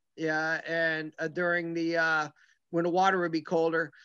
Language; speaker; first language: English; native; English